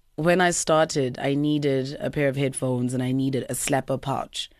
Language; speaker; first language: English; native; English